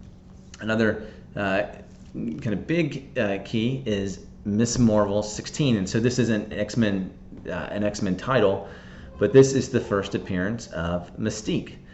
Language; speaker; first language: English; native; English